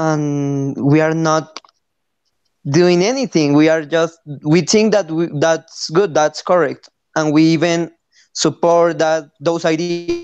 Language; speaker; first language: English; non-native, learner; Spanish